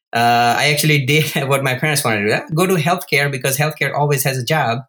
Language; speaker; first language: English; non-native, local second language; Gujarati